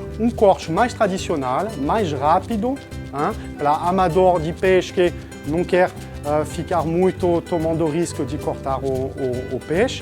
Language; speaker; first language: Portuguese; non-native, fluent; French